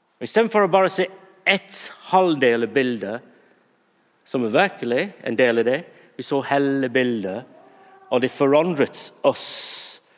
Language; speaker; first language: Norwegian; non-native, fluent; English